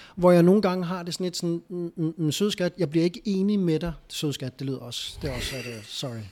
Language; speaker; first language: Danish; early bilingual, other home language; Spanish